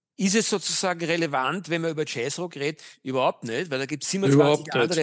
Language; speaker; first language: German; native; German